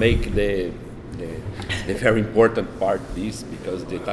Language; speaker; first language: English; non-native, learner; Portuguese